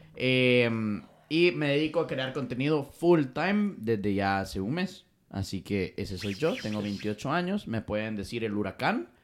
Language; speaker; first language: Spanish; native; Spanish